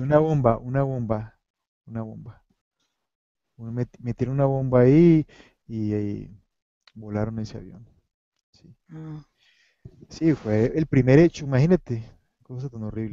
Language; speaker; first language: Spanish; native; Spanish